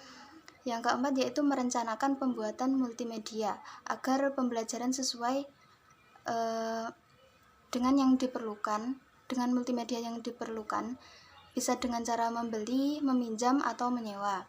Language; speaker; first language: Indonesian; native; Indonesian